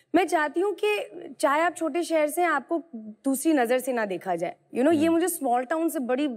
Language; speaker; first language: Hindi; native; Hindi